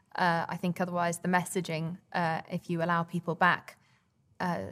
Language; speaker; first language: English; native; English